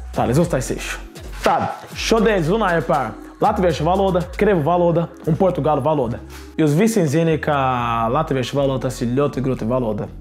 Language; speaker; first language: Latvian; non-native, learner; Portuguese